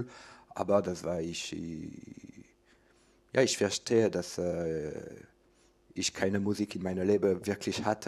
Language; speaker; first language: German; non-native, learner; French